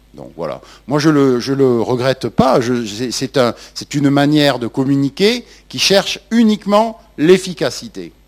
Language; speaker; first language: French; native; French